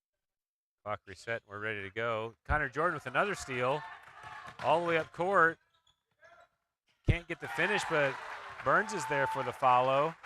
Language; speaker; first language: English; native; English